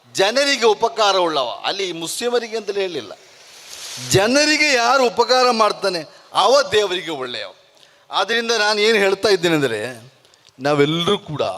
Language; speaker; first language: Kannada; non-native, local second language; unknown